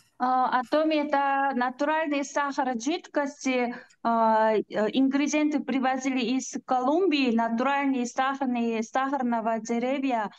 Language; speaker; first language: Russian; non-native, learner; Korean